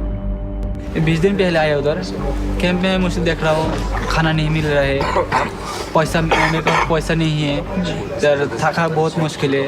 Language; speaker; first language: Hindi; non-native, learner; Bangla